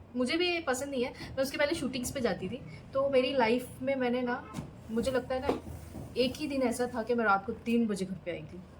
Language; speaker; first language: Hindi; native; Hindi